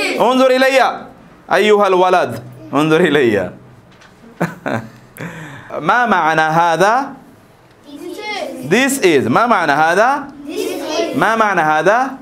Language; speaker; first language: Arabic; non-native, fluent; Bangla